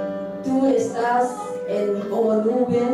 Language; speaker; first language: Spanish; non-native, learner; Korean